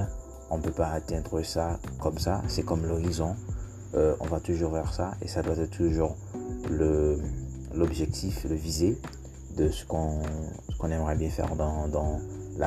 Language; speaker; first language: English; non-native, fluent; Haitian Creole